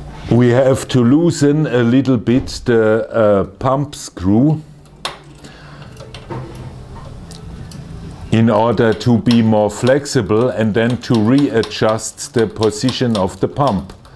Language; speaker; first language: English; non-native, fluent; German